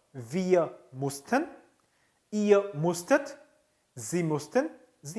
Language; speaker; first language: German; non-native, fluent; Korean